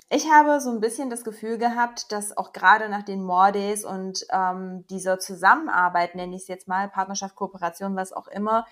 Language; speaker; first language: German; native; German